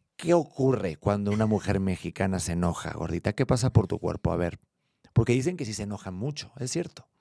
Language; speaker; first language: Spanish; native; Spanish